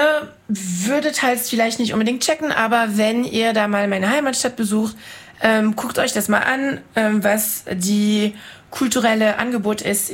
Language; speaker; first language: German; non-native, fluent; French